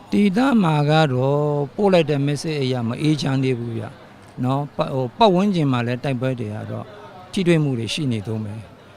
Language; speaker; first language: Burmese; non-native, local second language; Shan